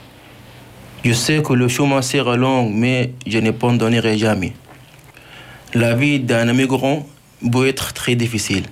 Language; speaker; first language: French; non-native, learner; Arabic